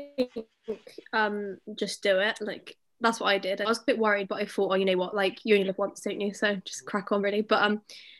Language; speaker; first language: English; native; English